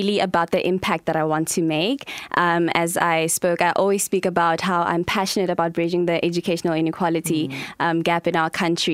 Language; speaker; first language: English; non-native, local second language; Tsonga